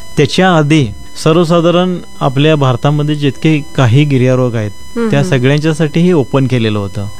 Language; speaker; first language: Marathi; native; Marathi